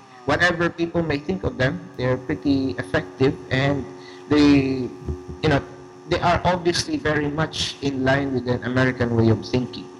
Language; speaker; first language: English; non-native, local second language; Filipino